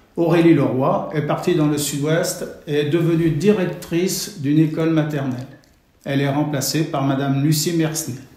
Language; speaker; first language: French; native; French